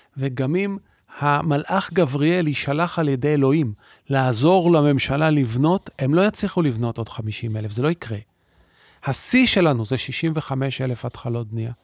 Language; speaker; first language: Hebrew; native; Hebrew